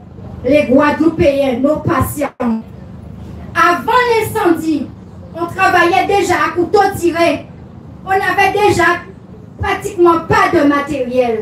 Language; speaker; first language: French; native; French